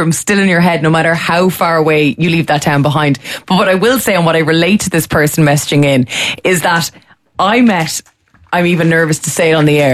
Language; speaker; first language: English; native; English